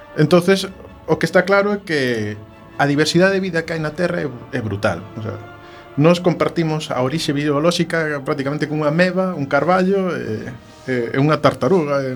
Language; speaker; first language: Galician; native; Galician